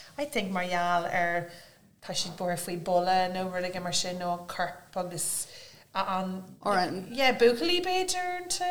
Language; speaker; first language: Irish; non-native, local second language; English